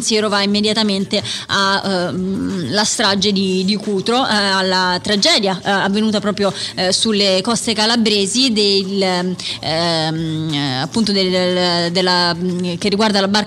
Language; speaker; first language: Italian; native; Italian